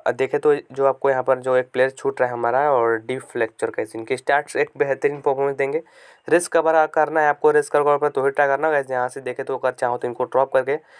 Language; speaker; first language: Hindi; native; Hindi